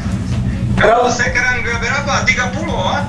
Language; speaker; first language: Indonesian; non-native, learner; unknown